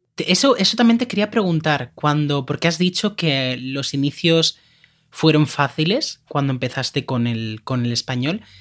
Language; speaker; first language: Spanish; native; Spanish